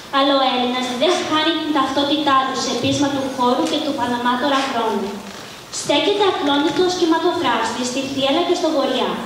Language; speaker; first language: Greek; early bilingual, heritage; Greek